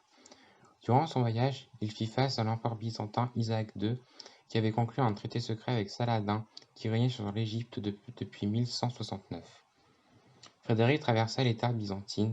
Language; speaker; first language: French; native; French